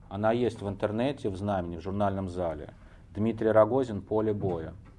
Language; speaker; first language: Russian; native; Russian